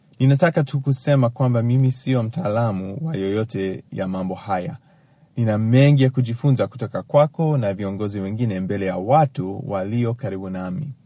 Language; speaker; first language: Swahili; early bilingual, other home language; English